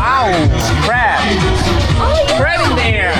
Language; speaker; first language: English; non-native, learner; Korean